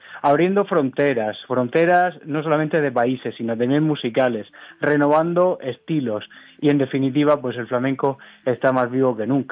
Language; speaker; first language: Spanish; native; Spanish